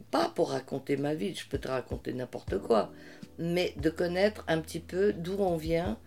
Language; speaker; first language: French; early bilingual, heritage; French